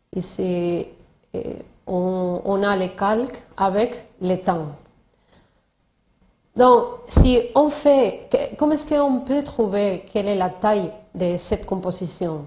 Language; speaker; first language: French; non-native, fluent; Spanish